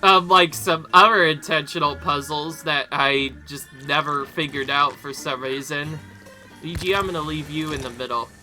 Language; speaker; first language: English; native; English